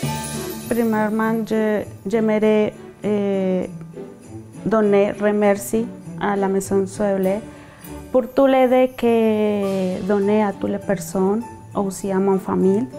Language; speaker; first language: French; non-native, learner; Spanish